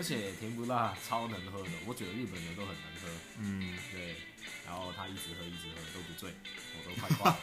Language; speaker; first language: Chinese; non-native, local second language; Cantonese